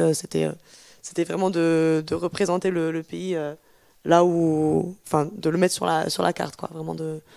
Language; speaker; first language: French; native; French